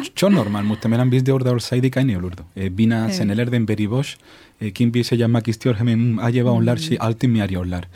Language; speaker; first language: Turkish; non-native, fluent; Spanish